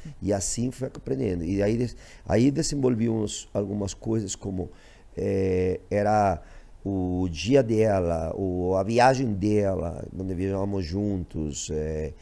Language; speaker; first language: Portuguese; non-native, fluent; Spanish